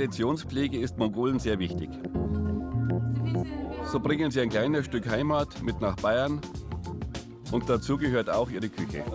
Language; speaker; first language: German; native; German